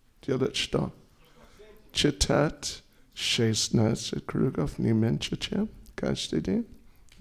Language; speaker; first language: Russian; non-native, learner; English